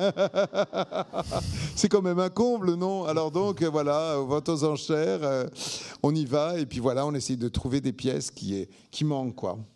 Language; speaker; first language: French; native; French